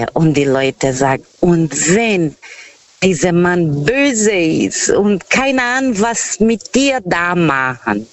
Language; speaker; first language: German; non-native, fluent; Portuguese